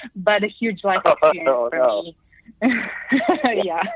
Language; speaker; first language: English; non-native, fluent; Croatian